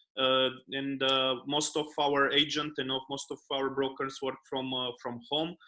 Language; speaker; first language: English; non-native, fluent; Romanian